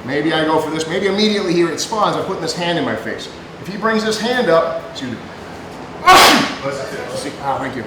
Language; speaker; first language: English; native; English